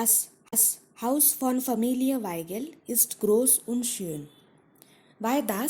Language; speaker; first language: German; non-native, fluent; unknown